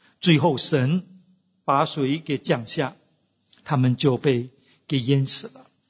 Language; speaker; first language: Chinese; native; Chinese